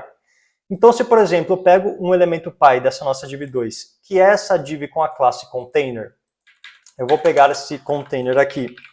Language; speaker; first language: Portuguese; native; Portuguese